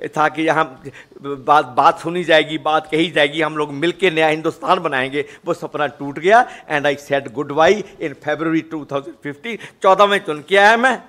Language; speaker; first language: Hindi; non-native, local second language; Punjabi